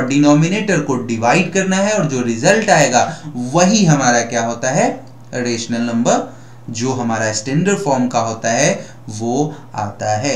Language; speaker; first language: Hindi; native; Hindi